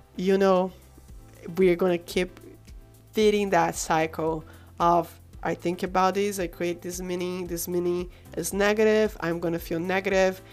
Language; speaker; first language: English; non-native, fluent; Portuguese